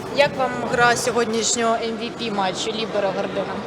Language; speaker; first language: Ukrainian; native; Ukrainian